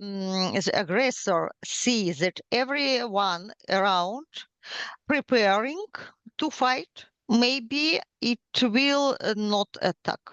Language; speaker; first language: English; non-native, learner; Ukrainian